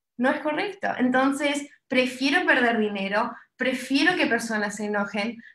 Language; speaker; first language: Spanish; early bilingual, heritage; Spanish